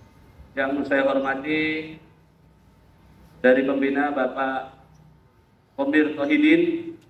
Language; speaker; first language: Indonesian; native; Indonesian